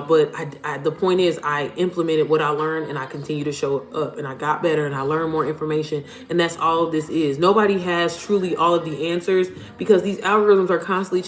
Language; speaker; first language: English; native; English